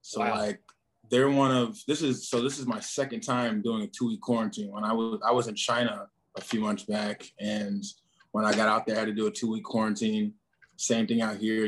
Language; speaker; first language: English; native; English